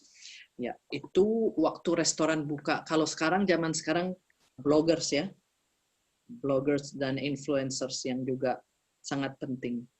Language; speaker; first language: Indonesian; early bilingual, heritage; Indonesian